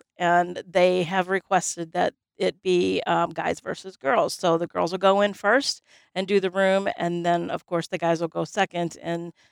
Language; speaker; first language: English; native; English